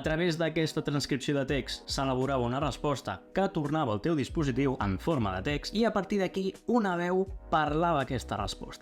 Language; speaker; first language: Catalan; native; Catalan